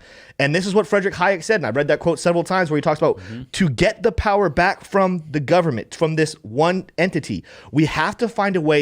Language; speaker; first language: English; native; English